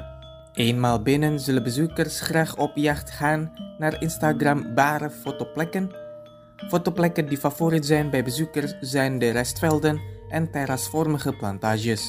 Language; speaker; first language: Dutch; non-native, fluent; Indonesian